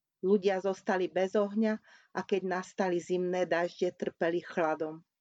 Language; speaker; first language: Slovak; non-native, local second language; Hungarian